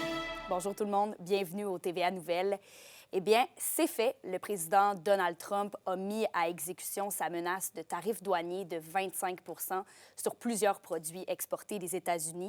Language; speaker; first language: French; native; French